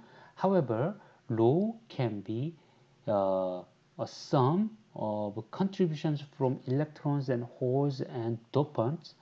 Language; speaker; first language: English; non-native, fluent; Korean